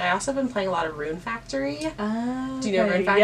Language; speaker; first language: English; native; English